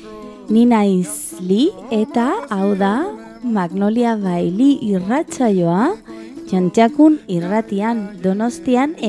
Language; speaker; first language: Basque; non-native, local second language; Spanish